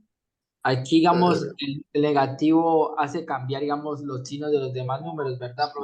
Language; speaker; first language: Spanish; native; Spanish